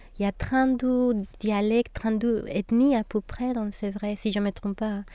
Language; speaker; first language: French; non-native, fluent; Spanish